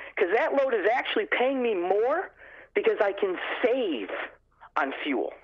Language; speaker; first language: English; native; English